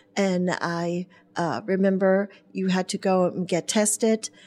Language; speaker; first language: English; non-native, fluent; German